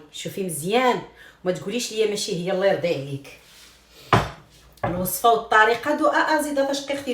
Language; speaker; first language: Arabic; native; Arabic